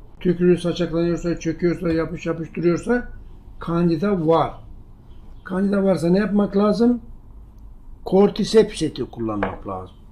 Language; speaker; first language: Turkish; native; Turkish